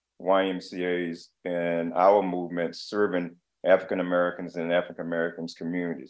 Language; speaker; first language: English; native; English